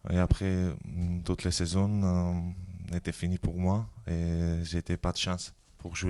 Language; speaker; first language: French; non-native, learner; Georgian